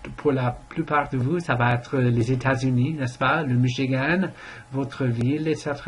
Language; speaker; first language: French; non-native, fluent; English